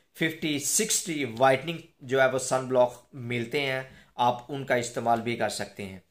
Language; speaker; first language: Urdu; non-native, local second language; Punjabi